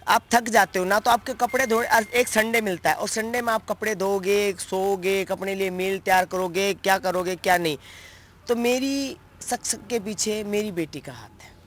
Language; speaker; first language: Hindi; native; Hindi